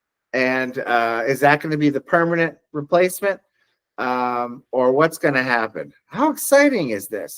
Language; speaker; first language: English; native; English